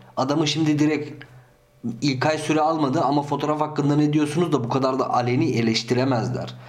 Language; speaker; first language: Turkish; early bilingual, heritage; Turkish